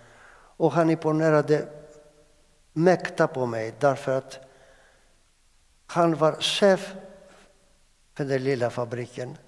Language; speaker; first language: Swedish; non-native, fluent; Greek